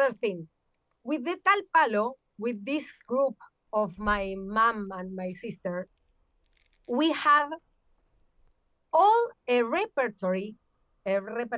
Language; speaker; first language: English; non-native, learner; Spanish